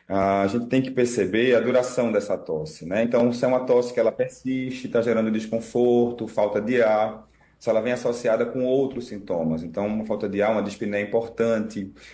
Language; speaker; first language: Portuguese; native; Portuguese